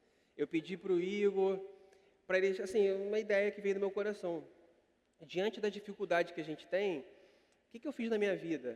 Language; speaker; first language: Portuguese; native; Portuguese